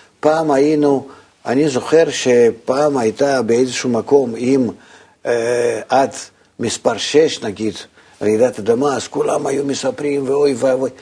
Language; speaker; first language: Hebrew; non-native, fluent; Russian